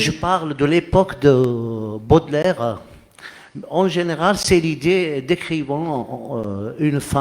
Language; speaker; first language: French; non-native, fluent; Arabic